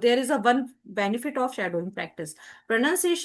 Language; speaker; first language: English; non-native, learner; Hindi